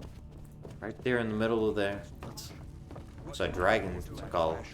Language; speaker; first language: English; native; English